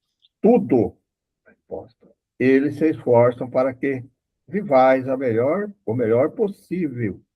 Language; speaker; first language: Portuguese; native; Portuguese